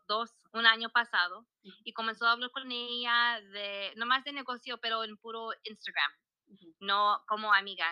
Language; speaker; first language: Spanish; early bilingual, heritage; Spanish